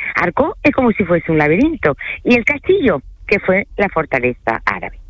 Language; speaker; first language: Spanish; early bilingual, other home language; French